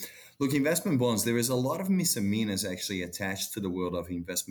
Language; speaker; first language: English; non-native, fluent; Portuguese